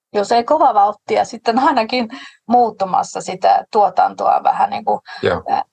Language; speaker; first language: Finnish; non-native, fluent; Danish